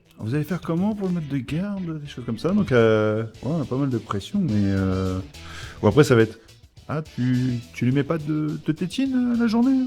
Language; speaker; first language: French; native; French